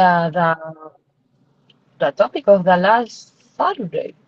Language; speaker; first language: English; non-native, learner; Spanish